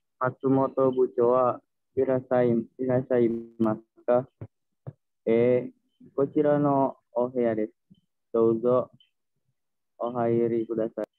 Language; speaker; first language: Japanese; non-native, learner; Indonesian